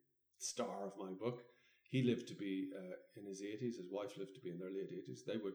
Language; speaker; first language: English; native; English